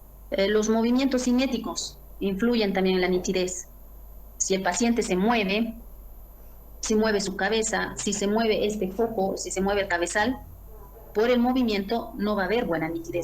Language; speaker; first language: Spanish; native; Spanish